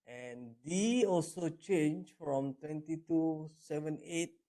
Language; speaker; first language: English; non-native, local second language; Malay